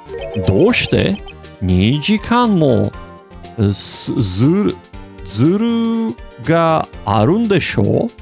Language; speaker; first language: Japanese; non-native, learner; English